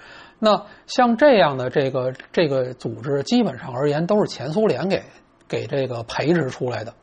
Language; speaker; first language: Chinese; native; Chinese